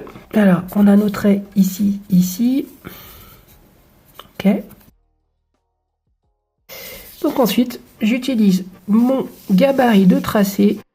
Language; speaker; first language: French; native; French